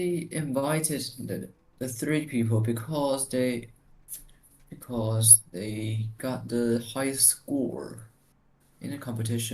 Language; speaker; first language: English; non-native, learner; Chinese